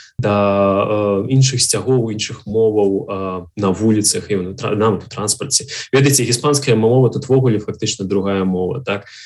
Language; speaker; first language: Belarusian; native; Belarusian